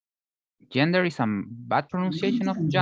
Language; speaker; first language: English; non-native, learner; Spanish